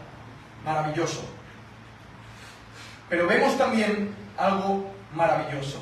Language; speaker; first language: Spanish; native; Spanish